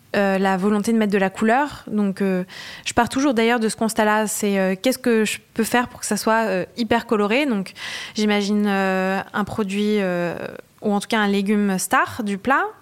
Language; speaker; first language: French; native; French